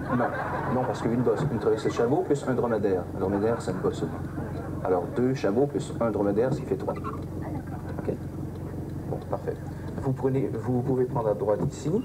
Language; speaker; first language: French; native; French